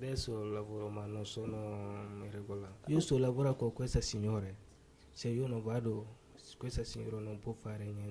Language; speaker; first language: Italian; non-native, learner; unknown